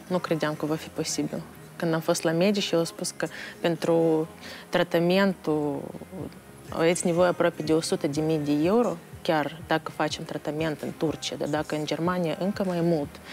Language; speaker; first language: Romanian; non-native, local second language; Russian